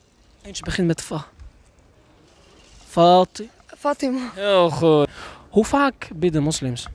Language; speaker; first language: Dutch; native; Dutch